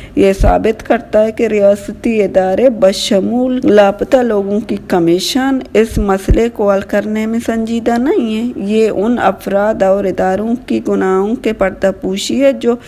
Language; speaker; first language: Urdu; non-native, local second language; Baluchi